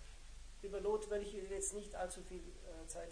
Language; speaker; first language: German; native; German